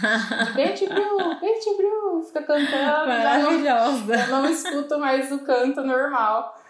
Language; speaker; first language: Portuguese; native; Portuguese